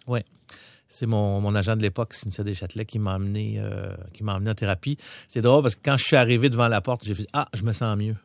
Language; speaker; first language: French; native; French